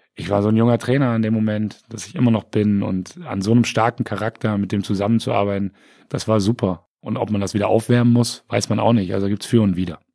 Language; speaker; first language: German; native; German